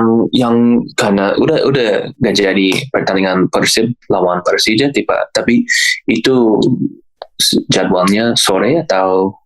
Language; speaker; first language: Indonesian; non-native, learner; English